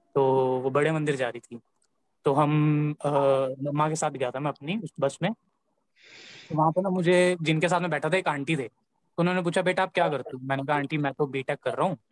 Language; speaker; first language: Hindi; native; Hindi